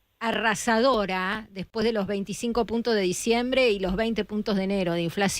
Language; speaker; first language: Spanish; native; Spanish